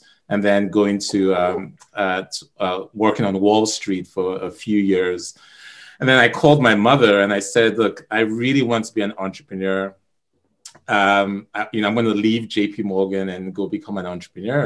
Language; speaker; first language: English; non-native, local second language; Igbo